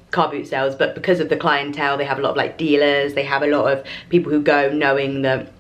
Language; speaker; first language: English; native; English